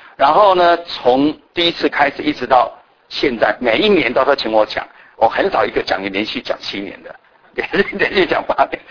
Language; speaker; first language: Chinese; native; Chinese